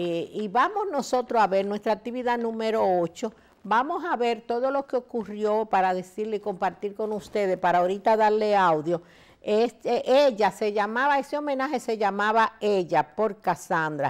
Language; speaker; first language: Spanish; native; Spanish